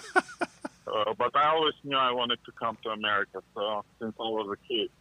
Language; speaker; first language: English; non-native, fluent; Russian